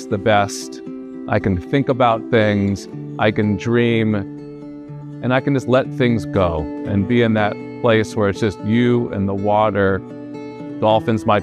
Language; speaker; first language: English; native; English